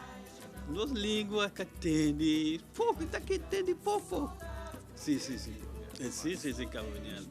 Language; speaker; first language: Portuguese; non-native, learner; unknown